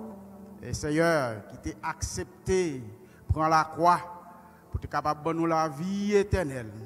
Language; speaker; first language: French; non-native, local second language; Haitian Creole